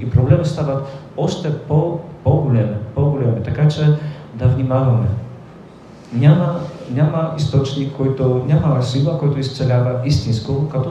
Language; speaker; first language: Bulgarian; non-native, fluent; Polish